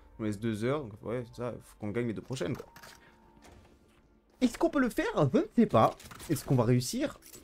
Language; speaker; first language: French; native; French